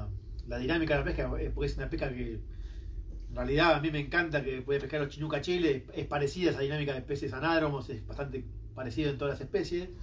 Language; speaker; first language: Spanish; native; Spanish